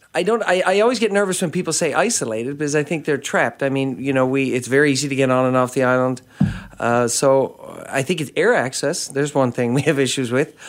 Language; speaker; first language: English; native; English